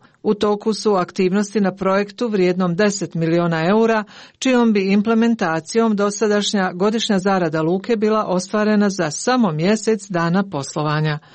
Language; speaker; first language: Croatian; native; Croatian